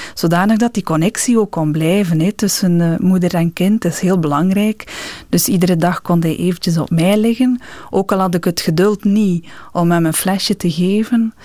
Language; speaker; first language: Dutch; native; Dutch